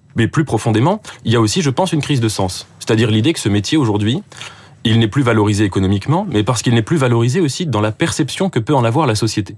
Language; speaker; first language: French; native; French